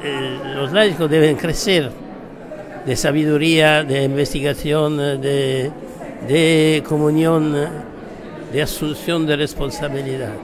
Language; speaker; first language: Spanish; non-native, fluent; Italian